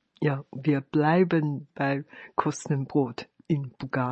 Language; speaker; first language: German; non-native, fluent; Chinese